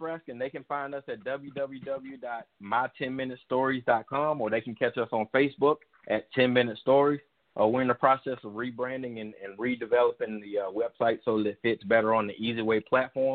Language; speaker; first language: English; native; English